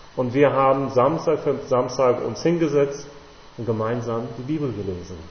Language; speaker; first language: German; non-native, fluent; English